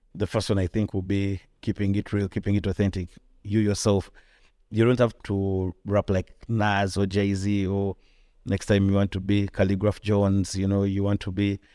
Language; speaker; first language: English; non-native, local second language; Ganda